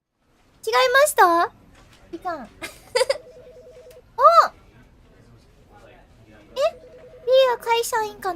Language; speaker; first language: Japanese; non-native, fluent; English